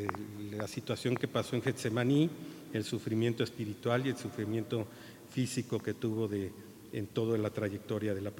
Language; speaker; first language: Spanish; native; Spanish